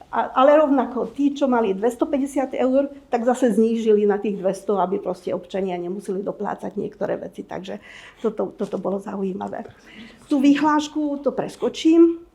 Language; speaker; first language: Slovak; native; Slovak